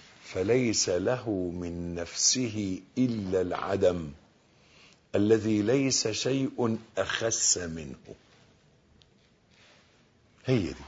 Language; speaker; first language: Arabic; native; Arabic